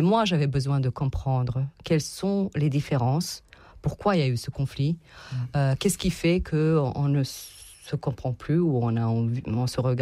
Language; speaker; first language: French; non-native, fluent; Serbian